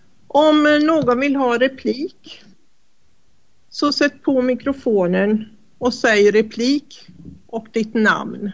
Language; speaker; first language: Swedish; native; Swedish